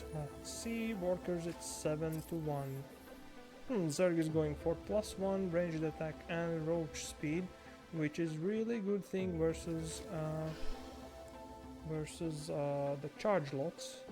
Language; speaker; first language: English; non-native, fluent; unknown